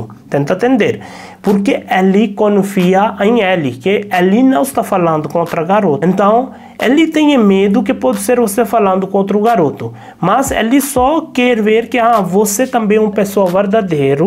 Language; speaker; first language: Portuguese; non-native, learner; Hindi